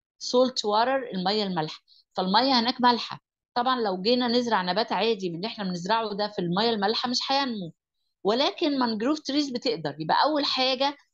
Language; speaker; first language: Arabic; native; Arabic